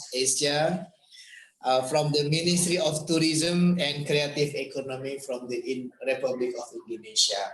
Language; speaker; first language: English; non-native, fluent; Indonesian